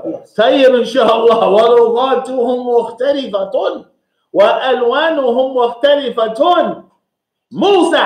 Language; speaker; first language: Arabic; non-native, fluent; English